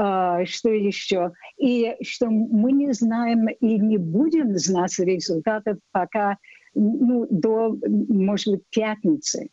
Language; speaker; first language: Russian; non-native, fluent; English